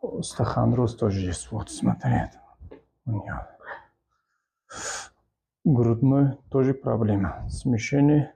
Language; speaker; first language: Russian; non-native, local second language; Tajik